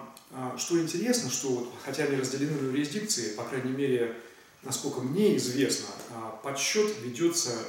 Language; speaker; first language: Russian; native; Russian